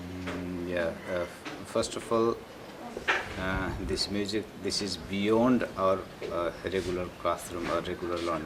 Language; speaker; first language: English; non-native, local second language; Nepali